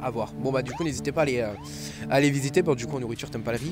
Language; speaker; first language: French; native; French